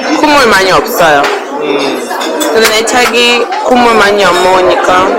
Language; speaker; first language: Korean; non-native, learner; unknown